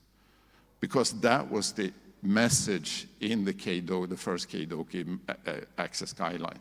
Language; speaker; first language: English; non-native, fluent; Swedish